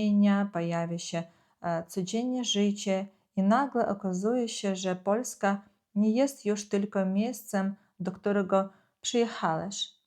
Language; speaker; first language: Polish; non-native, fluent; Ukrainian